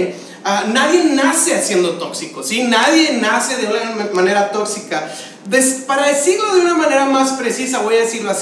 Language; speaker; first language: Spanish; native; Spanish